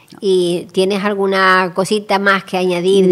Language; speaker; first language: Spanish; native; Spanish